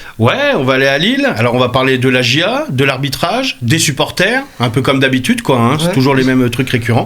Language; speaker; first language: French; native; French